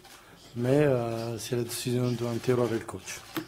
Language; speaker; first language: French; non-native, learner; Arabic